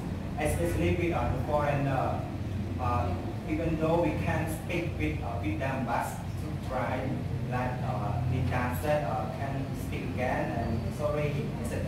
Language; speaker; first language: English; non-native, learner; Khmer